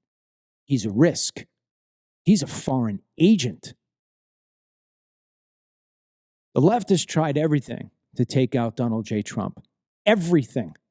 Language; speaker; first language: English; native; English